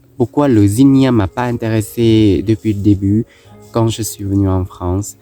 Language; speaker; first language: French; non-native, fluent; Thai